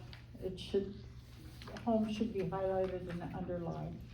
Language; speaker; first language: English; native; English